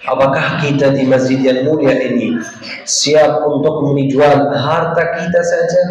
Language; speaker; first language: Indonesian; non-native, fluent; Arabic